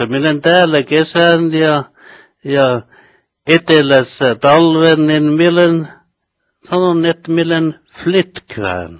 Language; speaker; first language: Finnish; early bilingual, heritage; Finnish